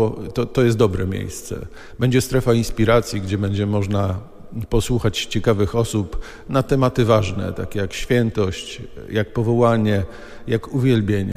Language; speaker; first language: Polish; native; Polish